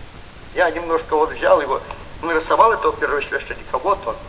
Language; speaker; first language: Polish; non-native, learner; Russian